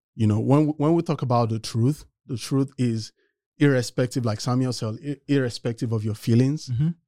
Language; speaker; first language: English; non-native, local second language; Yoruba